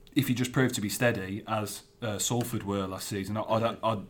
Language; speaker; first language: English; native; English